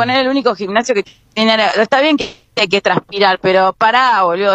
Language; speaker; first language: Spanish; native; Spanish